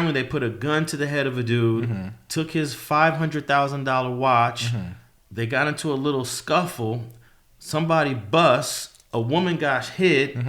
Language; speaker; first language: English; native; English